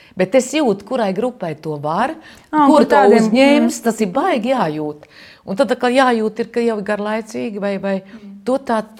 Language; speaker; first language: Latvian; native; Latvian